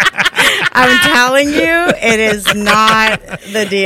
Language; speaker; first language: English; non-native, fluent; Spanish